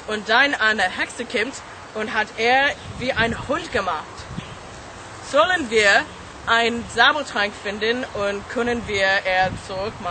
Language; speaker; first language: German; non-native, learner; English